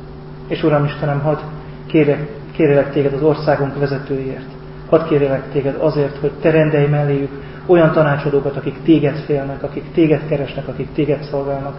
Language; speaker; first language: Hungarian; native; Hungarian